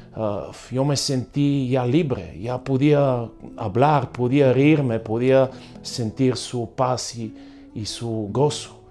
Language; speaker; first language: Spanish; non-native, fluent; Bulgarian